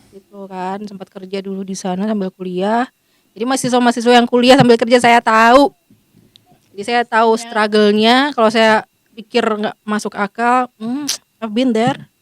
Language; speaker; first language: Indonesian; native; Indonesian